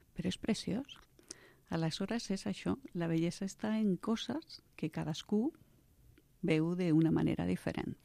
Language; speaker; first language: Catalan; non-native, local second language; Spanish